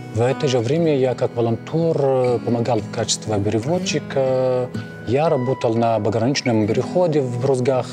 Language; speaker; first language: Russian; non-native, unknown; Arabic